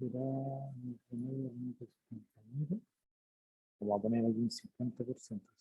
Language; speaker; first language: Spanish; native; Spanish